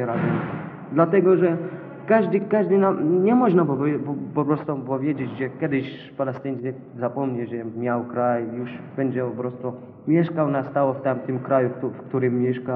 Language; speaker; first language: Polish; non-native, learner; Arabic